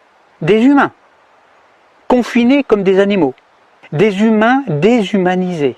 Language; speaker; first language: French; native; French